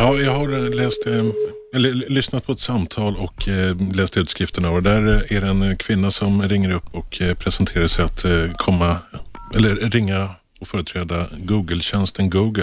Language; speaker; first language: Swedish; native; Swedish